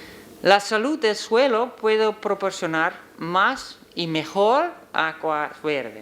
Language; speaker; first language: Spanish; non-native, learner; Dutch